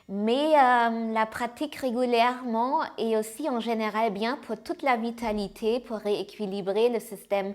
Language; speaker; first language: French; non-native, fluent; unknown